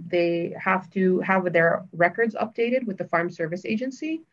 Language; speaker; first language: English; native; English